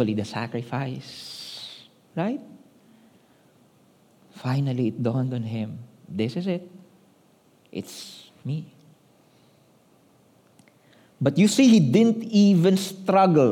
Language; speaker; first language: English; non-native, local second language; Filipino